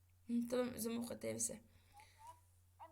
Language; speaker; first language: Arabic; non-native, fluent; Uyghur